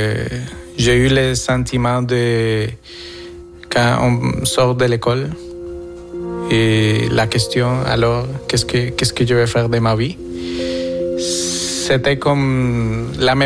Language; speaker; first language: French; non-native, fluent; Spanish